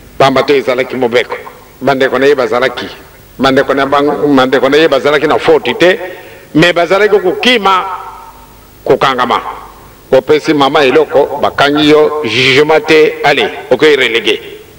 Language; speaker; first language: Lingala; non-native, local second language; Kongo